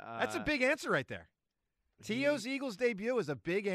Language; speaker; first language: English; native; English